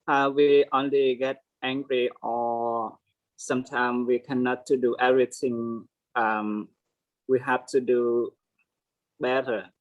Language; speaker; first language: English; non-native, learner; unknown